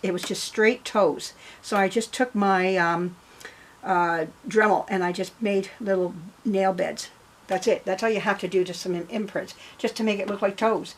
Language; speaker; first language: English; native; English